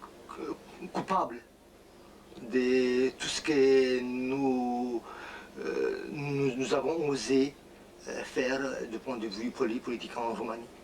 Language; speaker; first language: French; non-native, fluent; Romanian